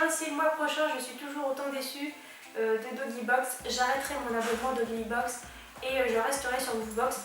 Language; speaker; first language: French; native; French